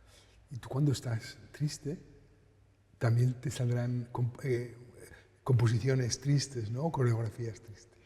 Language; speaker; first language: Spanish; native; Spanish